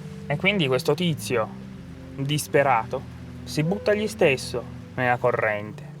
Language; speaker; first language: Italian; native; Italian